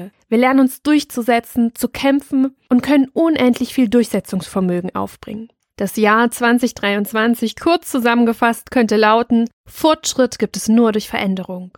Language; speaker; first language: German; native; German